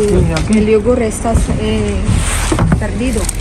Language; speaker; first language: Spanish; non-native, learner; Filipino